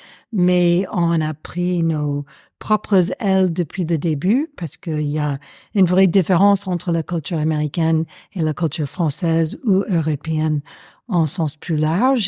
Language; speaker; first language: French; non-native, fluent; English